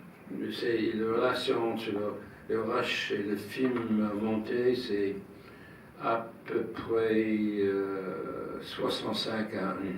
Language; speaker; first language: French; non-native, fluent; English